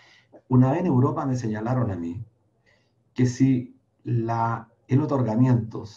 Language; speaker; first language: Spanish; native; Spanish